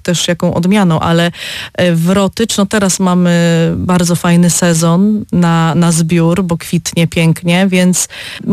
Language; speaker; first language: Polish; native; Polish